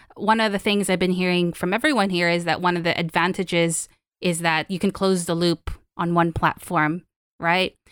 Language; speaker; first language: English; non-native, local second language; Filipino